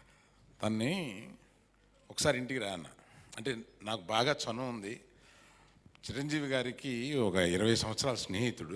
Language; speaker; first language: Telugu; native; Telugu